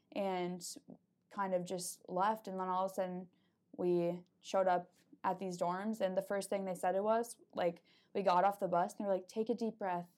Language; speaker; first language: English; native; English